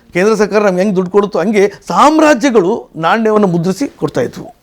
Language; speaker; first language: Kannada; native; Kannada